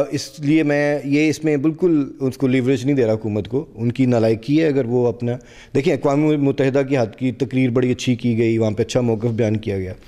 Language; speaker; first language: Urdu; non-native, local second language; Punjabi